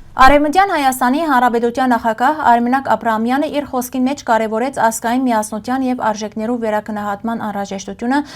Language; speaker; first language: Armenian; early bilingual, heritage; Armenian